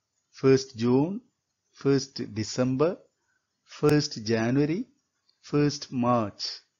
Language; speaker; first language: English; non-native, local second language; Malayalam